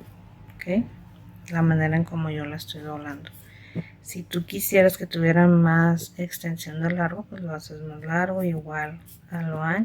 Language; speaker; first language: Spanish; native; Spanish